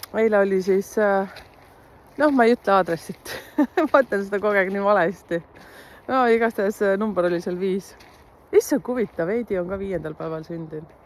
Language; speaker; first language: Estonian; native; Estonian